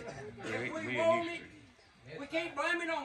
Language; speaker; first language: English; native; English